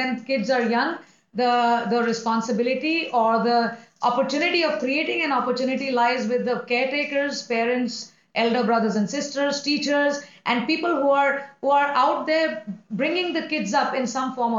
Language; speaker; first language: English; non-native, local second language; Hindi